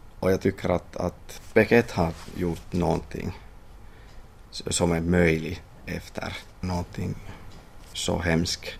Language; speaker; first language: Swedish; non-native, local second language; Finnish